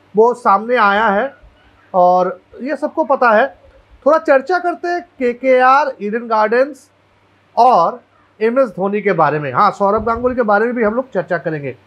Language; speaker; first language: Hindi; non-native, local second language; Bangla